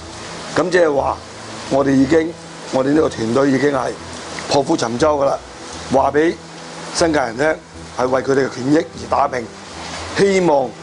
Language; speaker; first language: Cantonese; native; Cantonese